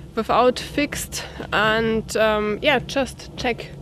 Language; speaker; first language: English; non-native, learner; German